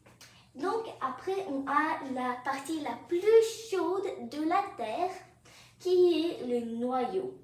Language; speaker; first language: French; non-native, fluent; English